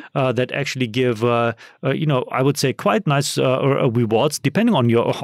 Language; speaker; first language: English; non-native, fluent; German